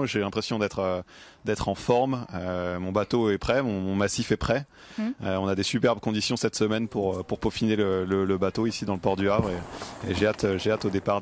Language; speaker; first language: French; native; French